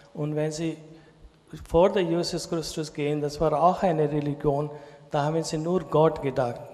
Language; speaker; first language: German; non-native, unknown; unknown